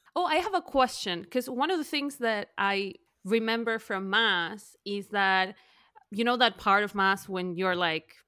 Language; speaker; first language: English; non-native, fluent; Spanish